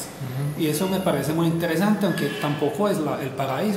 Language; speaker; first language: Spanish; non-native, fluent; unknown